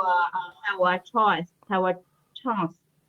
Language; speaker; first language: English; non-native, learner; Chinese